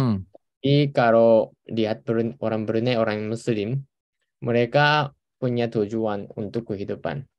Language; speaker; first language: Indonesian; non-native, fluent; Japanese